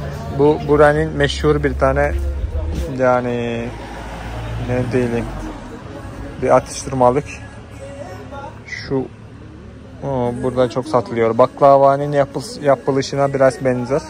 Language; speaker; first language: Turkish; non-native, fluent; Malayalam